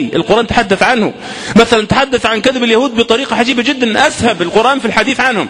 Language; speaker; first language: Arabic; native; Arabic